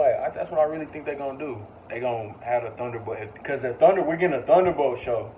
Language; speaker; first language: English; native; English